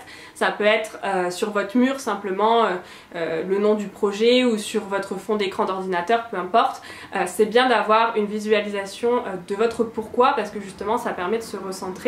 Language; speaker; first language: French; native; French